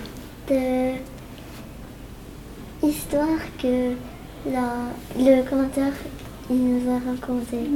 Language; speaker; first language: French; non-native, learner; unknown